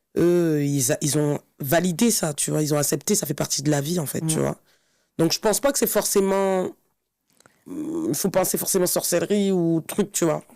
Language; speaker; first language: French; native; French